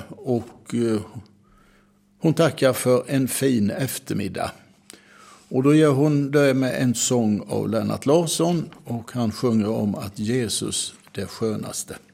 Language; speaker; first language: Swedish; native; Swedish